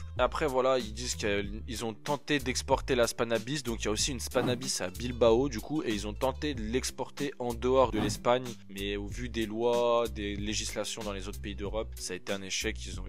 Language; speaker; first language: French; native; French